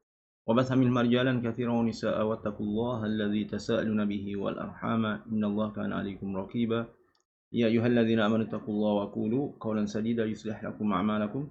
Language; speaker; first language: Arabic; non-native, fluent; Malay